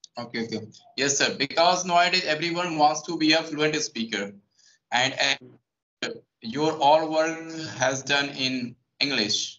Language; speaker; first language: English; non-native, local second language; Hindi